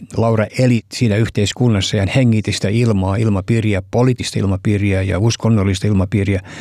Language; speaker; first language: Finnish; early bilingual, heritage; Finnish